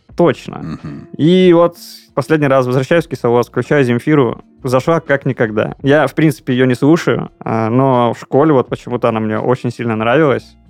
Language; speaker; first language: Russian; native; Russian